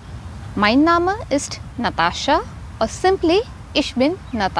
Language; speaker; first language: German; non-native, fluent; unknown